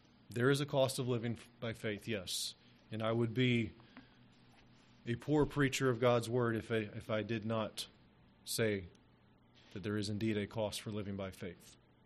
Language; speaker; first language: English; native; English